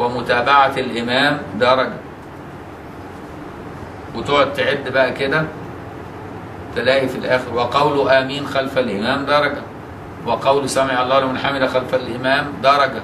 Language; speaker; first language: Arabic; native; Arabic